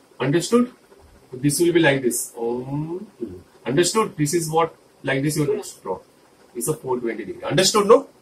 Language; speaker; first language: English; non-native, local second language; Hindi